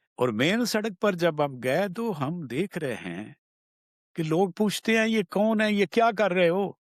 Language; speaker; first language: Urdu; non-native, local second language; Punjabi